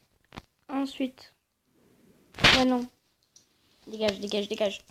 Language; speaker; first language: French; native; French